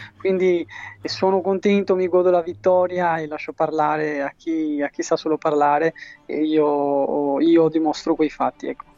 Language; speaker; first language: Italian; early bilingual, other home language; Tigrinya